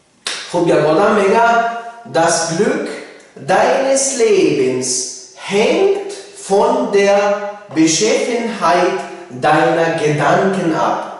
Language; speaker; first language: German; non-native, fluent; Tajik